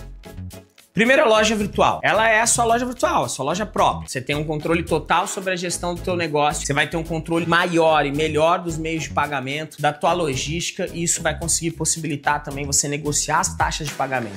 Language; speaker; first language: Portuguese; native; Portuguese